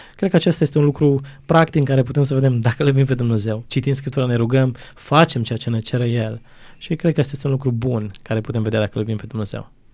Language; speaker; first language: Romanian; non-native, local second language; Croatian